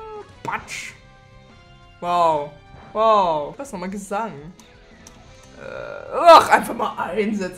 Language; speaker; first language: German; native; German